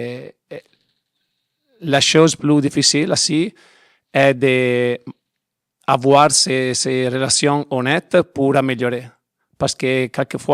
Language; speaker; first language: French; non-native, learner; Italian